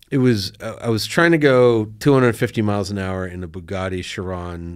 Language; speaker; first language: English; native; English